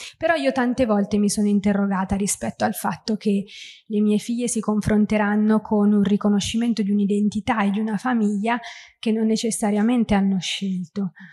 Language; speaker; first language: Italian; native; Italian